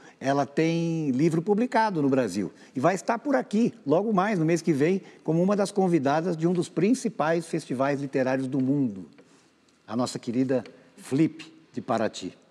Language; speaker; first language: Portuguese; native; Portuguese